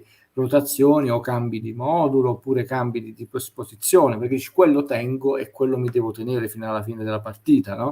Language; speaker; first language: Italian; native; Italian